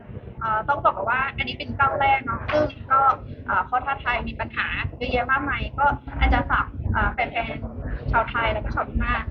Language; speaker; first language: Thai; non-native, fluent; Burmese